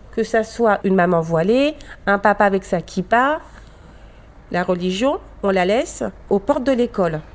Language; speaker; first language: French; native; French